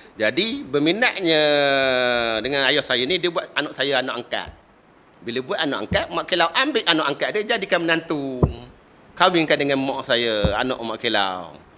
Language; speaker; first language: Malay; native; Malay